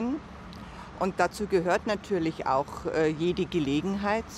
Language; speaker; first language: German; native; German